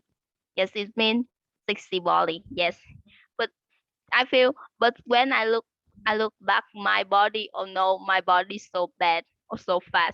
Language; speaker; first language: English; non-native, learner; Vietnamese